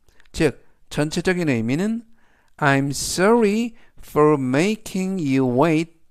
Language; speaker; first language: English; non-native, fluent; Korean